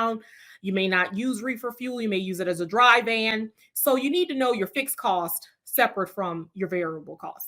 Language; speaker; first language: English; native; English